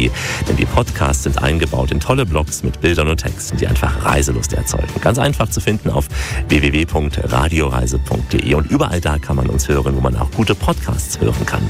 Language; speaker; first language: German; native; German